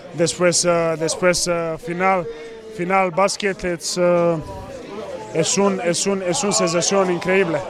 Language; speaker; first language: Spanish; non-native, learner; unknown